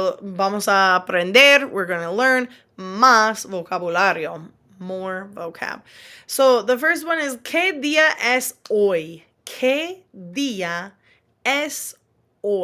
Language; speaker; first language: Spanish; non-native, fluent; English